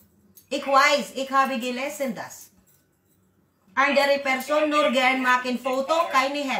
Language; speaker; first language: German; non-native, learner; Waray